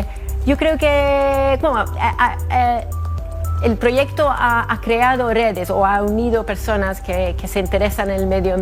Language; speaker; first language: Spanish; non-native, fluent; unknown